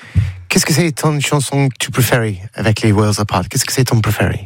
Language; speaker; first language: French; non-native, learner; English